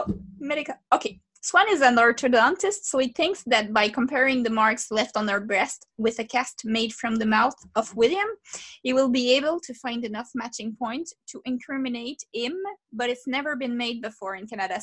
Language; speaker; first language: English; non-native, fluent; French